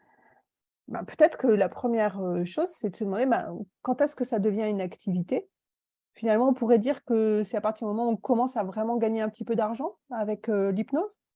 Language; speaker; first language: French; native; French